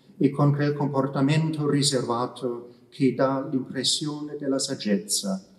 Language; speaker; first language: Italian; non-native, fluent; German